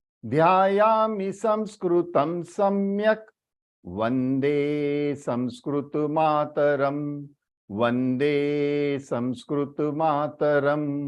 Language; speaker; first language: Hindi; native; Hindi